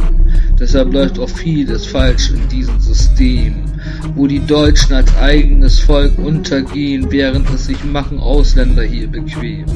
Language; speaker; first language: German; native; German